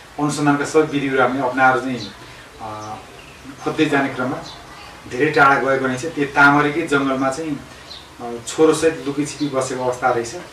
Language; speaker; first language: Nepali; native; Nepali